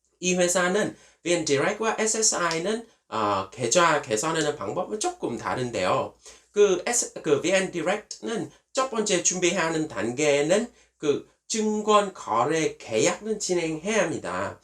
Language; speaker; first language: Korean; non-native, fluent; Vietnamese